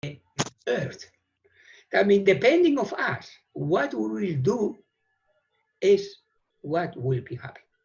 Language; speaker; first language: English; non-native, fluent; Spanish